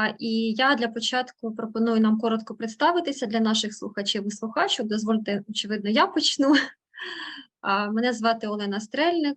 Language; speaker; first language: Ukrainian; native; Ukrainian